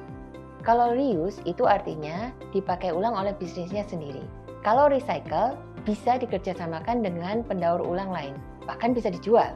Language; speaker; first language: Indonesian; native; Indonesian